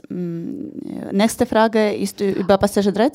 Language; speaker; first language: German; non-native, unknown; Ukrainian